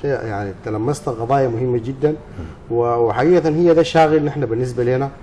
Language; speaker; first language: Arabic; native; Arabic